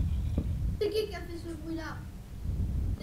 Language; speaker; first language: French; native; French